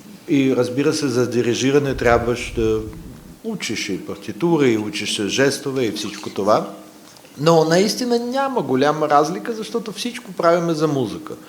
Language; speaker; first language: Bulgarian; non-native, fluent; Russian